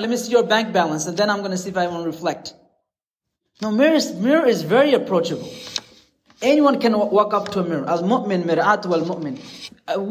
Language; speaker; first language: English; native; English